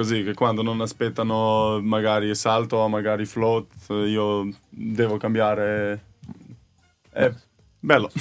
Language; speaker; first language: Italian; non-native, learner; Slovenian